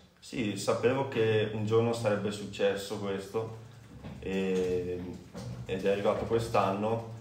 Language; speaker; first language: Italian; native; Italian